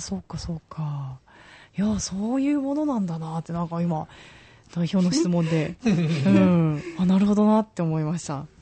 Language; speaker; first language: Japanese; native; Japanese